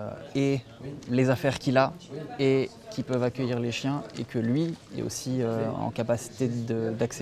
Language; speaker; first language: French; native; French